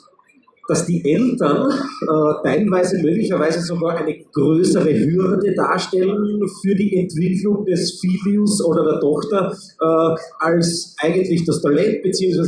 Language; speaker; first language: German; native; German